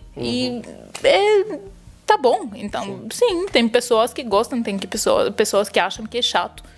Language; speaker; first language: Portuguese; non-native, fluent; Russian